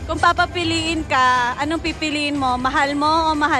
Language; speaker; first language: Filipino; native; Filipino